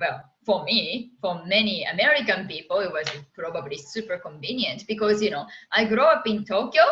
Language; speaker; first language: English; non-native, fluent; Japanese